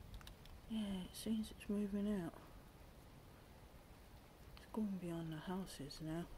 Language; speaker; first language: English; native; English